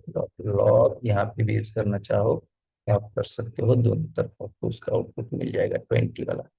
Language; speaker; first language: Hindi; non-native, local second language; Marathi